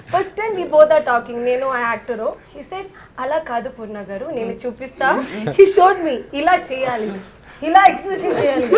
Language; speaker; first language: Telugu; non-native, learner; Malayalam